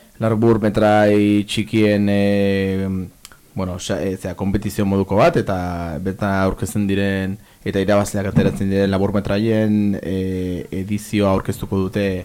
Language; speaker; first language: Basque; native; Basque